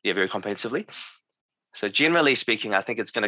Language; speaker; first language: English; native; English